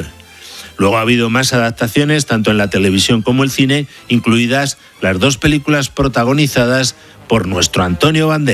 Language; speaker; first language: Spanish; native; Spanish